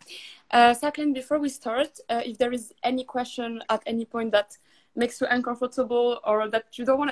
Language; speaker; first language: English; non-native, fluent; Arabic